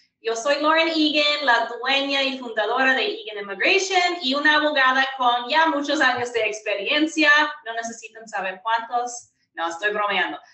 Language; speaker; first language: Spanish; non-native, fluent; English